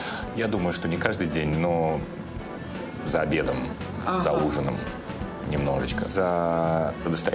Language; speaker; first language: Russian; native; Russian